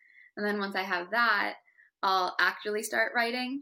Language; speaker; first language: English; native; English